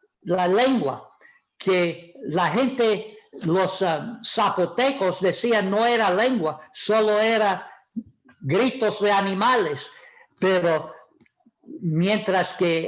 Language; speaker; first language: Spanish; non-native, fluent; English